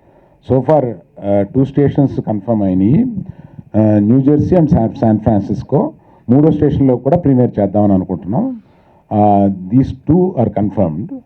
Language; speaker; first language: Telugu; native; Telugu